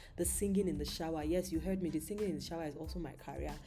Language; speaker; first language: English; non-native, local second language; Yoruba